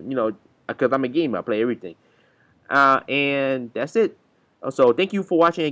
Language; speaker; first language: English; native; English